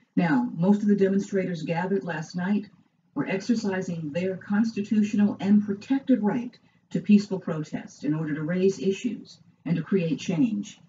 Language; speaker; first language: English; native; English